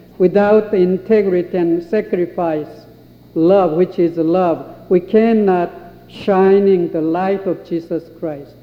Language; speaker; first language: English; non-native, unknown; Korean